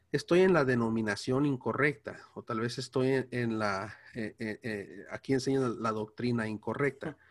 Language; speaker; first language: Spanish; early bilingual, heritage; Spanish